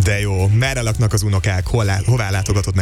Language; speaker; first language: Hungarian; native; Hungarian